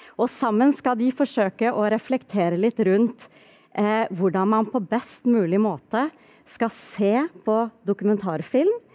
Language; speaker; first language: Norwegian; native; Norwegian